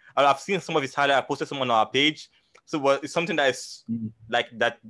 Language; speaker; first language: English; non-native, local second language; Hausa